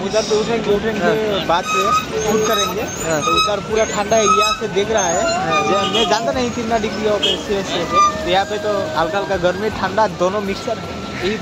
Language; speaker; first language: Hindi; non-native, local second language; Bangla